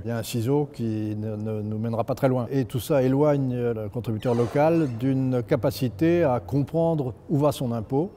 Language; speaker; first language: French; native; French